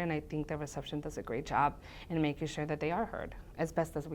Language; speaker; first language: English; early bilingual, other home language; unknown